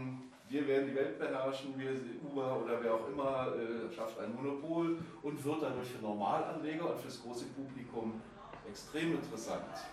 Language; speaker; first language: German; native; German